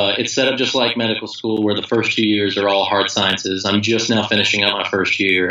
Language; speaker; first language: English; native; English